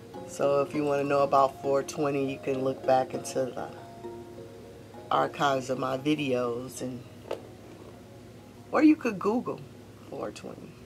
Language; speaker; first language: English; native; English